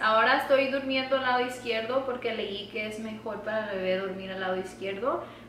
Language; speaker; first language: Spanish; early bilingual, heritage; Spanish